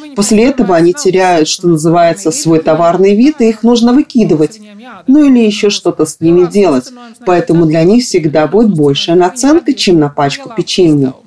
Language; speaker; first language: Russian; non-native, local second language; Latvian